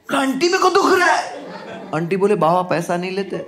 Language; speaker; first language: Hindi; non-native, local second language; Gujarati